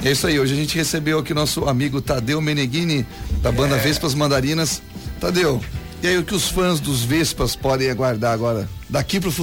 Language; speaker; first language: Portuguese; native; Portuguese